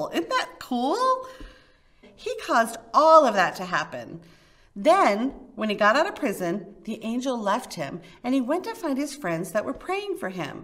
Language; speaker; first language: English; native; English